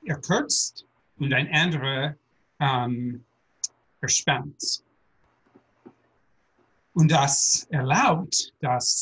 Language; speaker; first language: German; non-native, learner; English